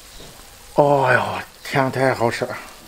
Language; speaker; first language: Chinese; native; Chinese